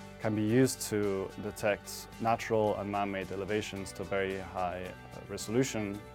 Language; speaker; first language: English; non-native, fluent; German